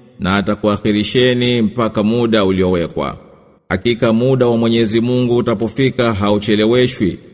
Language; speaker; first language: Swahili; native; Swahili